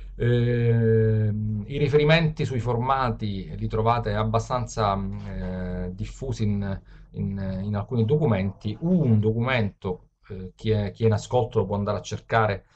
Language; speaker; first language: Italian; native; Italian